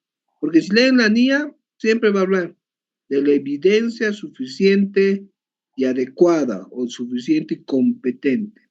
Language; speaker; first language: Spanish; native; Spanish